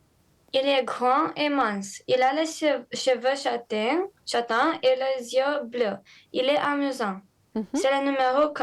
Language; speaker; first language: French; non-native, learner; Romanian